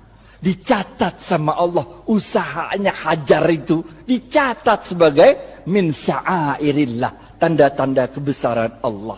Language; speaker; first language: Indonesian; native; Indonesian